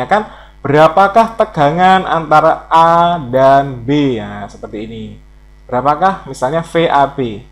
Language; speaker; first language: Indonesian; native; Indonesian